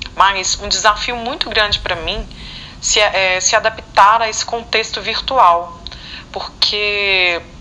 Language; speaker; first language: Portuguese; native; Portuguese